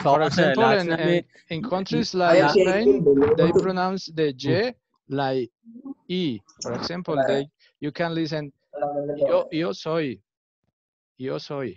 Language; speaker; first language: English; non-native, fluent; Spanish